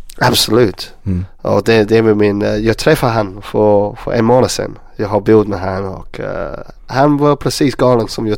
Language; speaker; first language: Swedish; non-native, learner; English